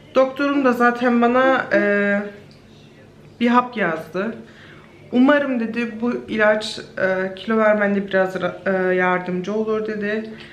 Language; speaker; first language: Turkish; early bilingual, heritage; Turkish